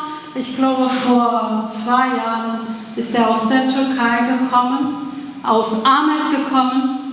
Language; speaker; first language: German; non-native, fluent; Kurdish